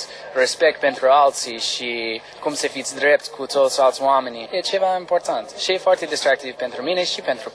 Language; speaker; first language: Romanian; non-native, learner; English